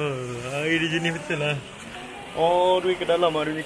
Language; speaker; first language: Malay; native; Malay